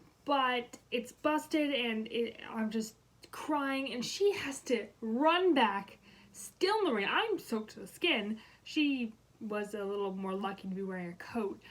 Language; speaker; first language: English; native; English